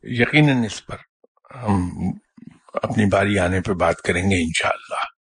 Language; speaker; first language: Urdu; native; Urdu